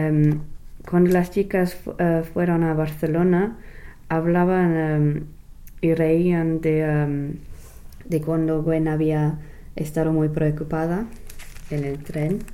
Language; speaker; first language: Spanish; non-native, fluent; English